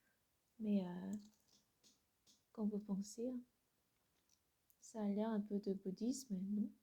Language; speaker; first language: French; non-native, learner; Korean